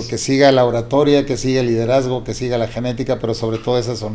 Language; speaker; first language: Spanish; native; Spanish